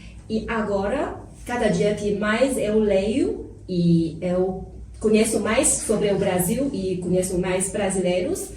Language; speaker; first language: Portuguese; non-native, fluent; Chinese